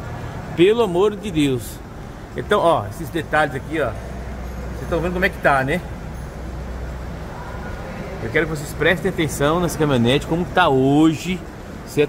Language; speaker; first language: Portuguese; native; Portuguese